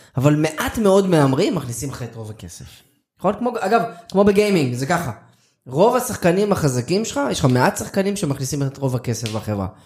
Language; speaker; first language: Hebrew; native; Hebrew